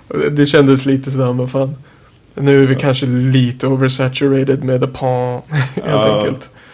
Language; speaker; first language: Swedish; native; Swedish